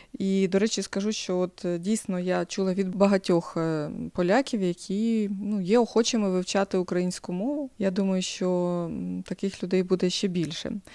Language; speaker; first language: Ukrainian; native; Ukrainian